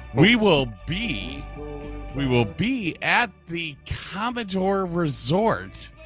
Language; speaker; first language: English; native; English